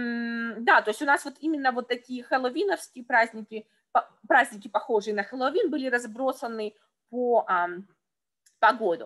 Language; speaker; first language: Russian; native; Russian